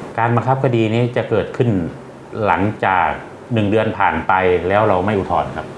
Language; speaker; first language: Thai; native; Thai